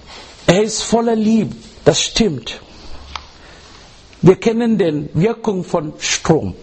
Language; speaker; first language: German; non-native, learner; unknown